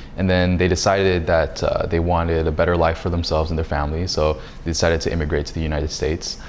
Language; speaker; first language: English; native; English